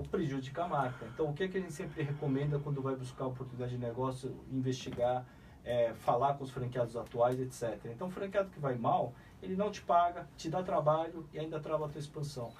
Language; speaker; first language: Portuguese; early bilingual, other home language; Korean